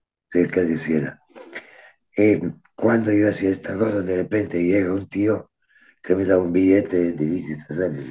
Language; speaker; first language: Spanish; non-native, fluent; Italian